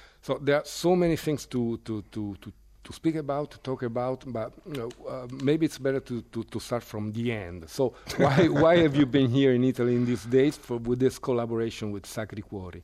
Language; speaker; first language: English; non-native, fluent; Italian